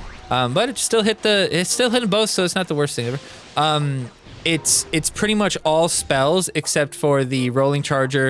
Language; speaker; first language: English; native; English